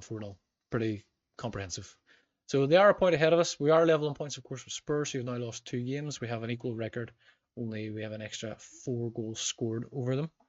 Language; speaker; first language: English; native; English